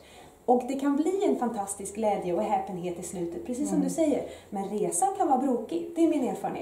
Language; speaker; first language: Swedish; early bilingual, other home language; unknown